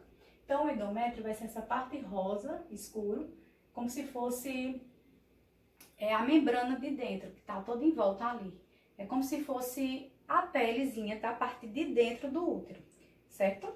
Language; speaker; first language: Portuguese; native; Portuguese